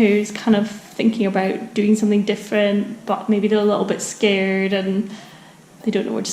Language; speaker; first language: English; native; English